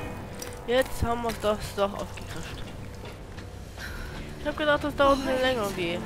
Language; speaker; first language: German; native; German